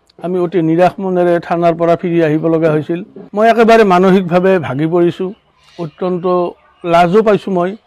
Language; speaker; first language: Assamese; native; Assamese